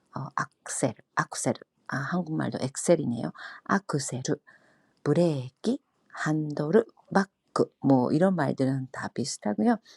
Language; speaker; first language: Korean; non-native, fluent; Japanese